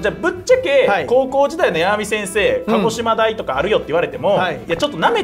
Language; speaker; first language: Japanese; native; Japanese